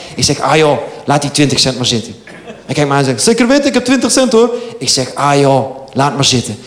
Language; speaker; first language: Dutch; native; Dutch